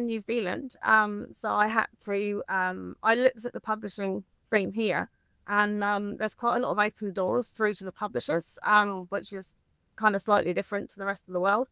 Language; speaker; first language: English; native; English